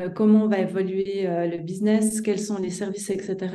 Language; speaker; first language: French; native; French